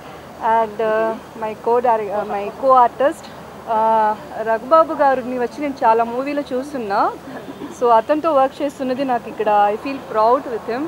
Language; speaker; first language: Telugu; non-native, learner; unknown